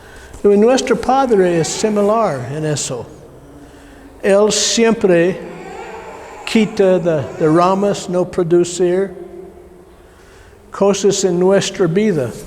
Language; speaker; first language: Spanish; non-native, learner; English